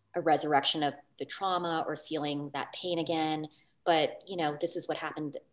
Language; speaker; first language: English; native; English